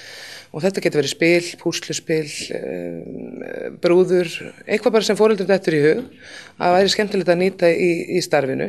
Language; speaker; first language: Icelandic; native; Icelandic